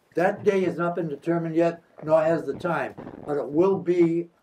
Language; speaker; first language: English; native; English